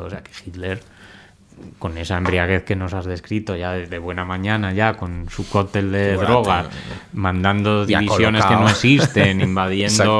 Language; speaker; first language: Spanish; native; Spanish